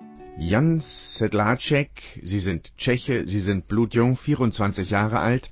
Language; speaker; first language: German; native; German